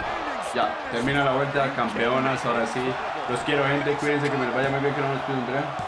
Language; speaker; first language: Spanish; native; Spanish